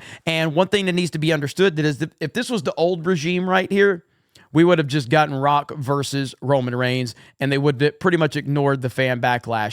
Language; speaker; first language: English; native; English